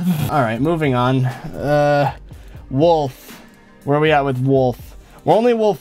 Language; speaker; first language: English; native; English